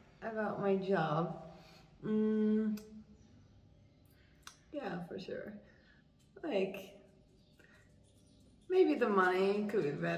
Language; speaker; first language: English; non-native, fluent; Persian